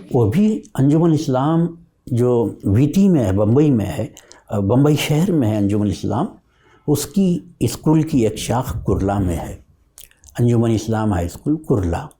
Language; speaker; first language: Urdu; native; Urdu